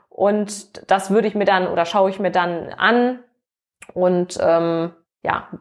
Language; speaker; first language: German; native; German